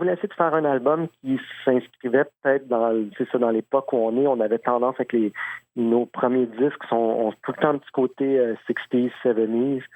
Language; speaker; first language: French; native; French